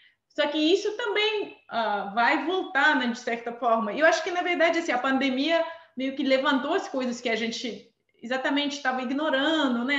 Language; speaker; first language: Portuguese; non-native, fluent; Armenian